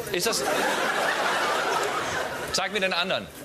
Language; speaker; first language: German; native; German